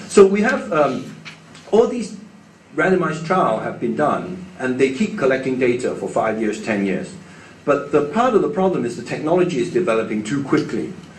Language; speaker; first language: English; non-native, local second language; Cantonese